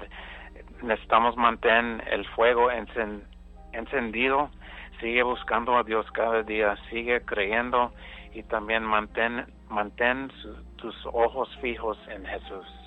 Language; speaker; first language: Spanish; early bilingual, heritage; English